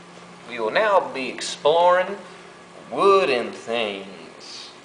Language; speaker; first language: English; native; English